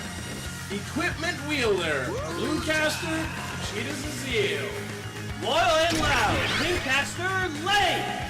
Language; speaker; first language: English; native; English